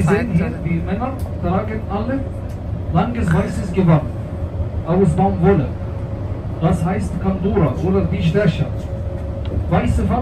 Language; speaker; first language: German; non-native, fluent; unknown